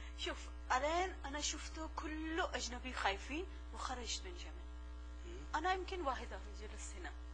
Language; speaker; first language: Arabic; non-native, learner; Urdu